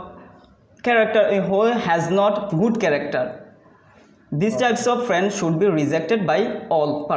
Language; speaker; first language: English; non-native, learner; Bangla